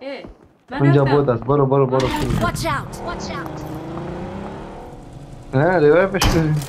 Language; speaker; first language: Persian; non-native, learner; Urdu